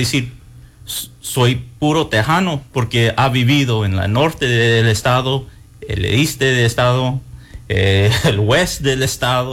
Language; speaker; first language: Spanish; early bilingual, heritage; Spanish